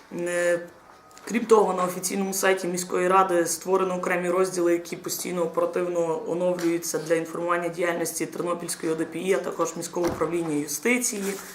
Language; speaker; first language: Ukrainian; native; Ukrainian